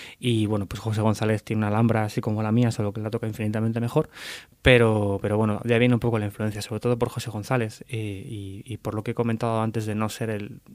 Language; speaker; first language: Spanish; native; Spanish